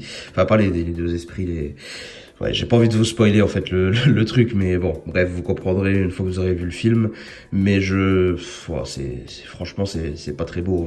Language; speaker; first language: French; native; French